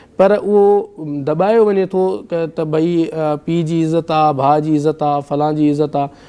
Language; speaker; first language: Sindhi; native; Sindhi